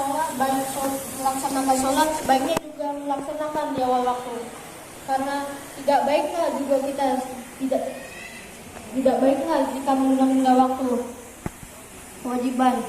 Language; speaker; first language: Indonesian; native; Indonesian